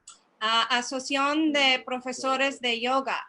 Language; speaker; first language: Spanish; non-native, fluent; English